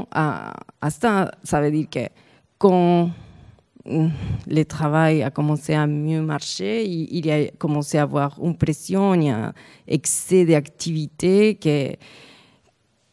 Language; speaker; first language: French; non-native, fluent; Spanish